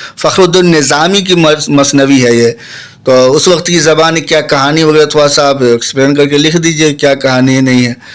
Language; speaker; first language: Urdu; native; Urdu